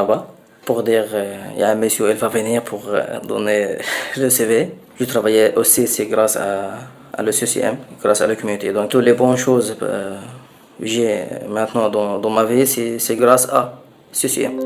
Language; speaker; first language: French; non-native, learner; Arabic